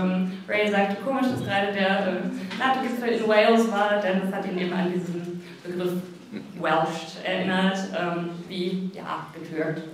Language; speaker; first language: German; native; German